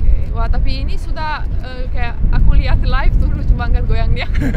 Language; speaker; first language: Indonesian; non-native, fluent; Romanian